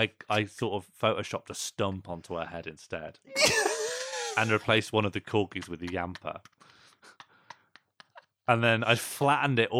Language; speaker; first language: English; native; English